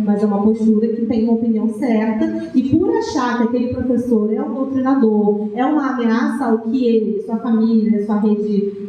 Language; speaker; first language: Portuguese; native; Portuguese